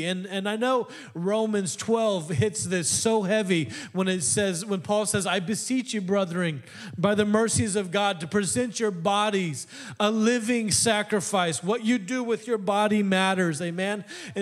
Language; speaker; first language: English; native; English